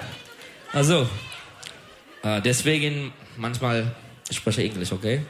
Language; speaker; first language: German; non-native, learner; Turkish